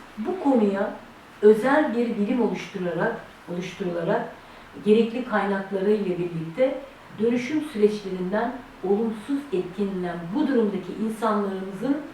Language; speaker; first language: Turkish; native; Turkish